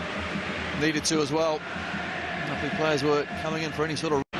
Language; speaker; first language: English; native; English